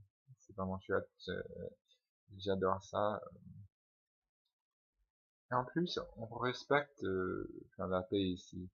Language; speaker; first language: French; non-native, fluent; English